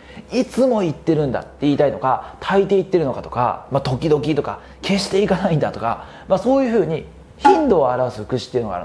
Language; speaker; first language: Japanese; native; Japanese